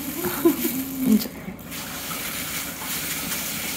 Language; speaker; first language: Japanese; native; Japanese